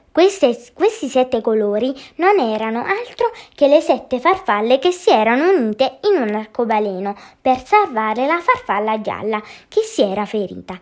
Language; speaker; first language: Italian; native; Italian